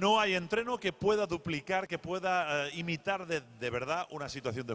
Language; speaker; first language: Spanish; native; Spanish